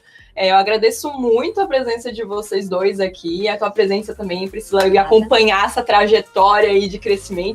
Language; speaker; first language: Portuguese; native; Portuguese